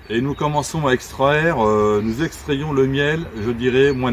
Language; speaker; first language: French; native; French